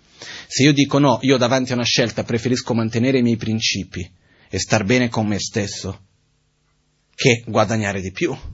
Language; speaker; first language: Italian; non-native, fluent; Portuguese